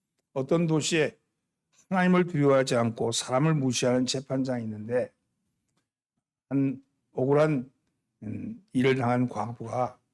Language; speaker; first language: Korean; native; Korean